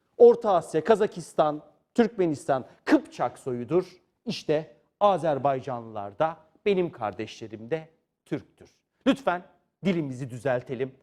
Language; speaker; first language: Turkish; native; Turkish